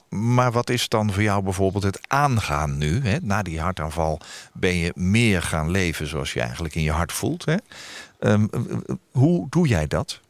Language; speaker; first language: Dutch; native; Dutch